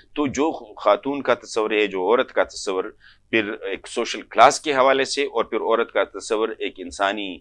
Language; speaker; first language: Urdu; non-native, local second language; Pashto